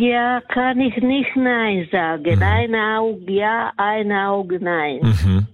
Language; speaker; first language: German; non-native, learner; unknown